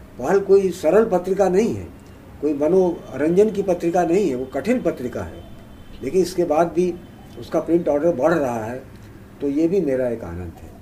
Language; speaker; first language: Hindi; native; Hindi